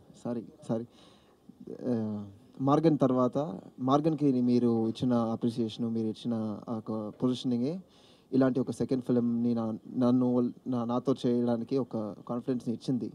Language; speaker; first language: Telugu; non-native, fluent; Tamil